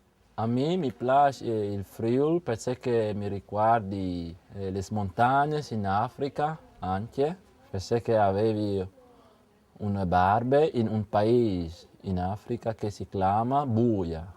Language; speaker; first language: Italian; non-native, learner; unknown